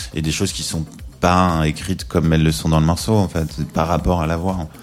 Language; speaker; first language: French; native; French